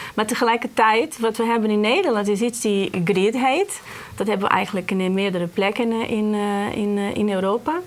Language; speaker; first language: Dutch; non-native, fluent; Portuguese